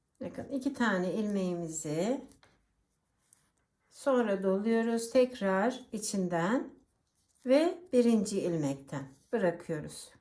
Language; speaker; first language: Turkish; native; Turkish